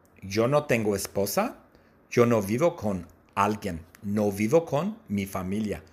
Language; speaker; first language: Spanish; non-native, learner; English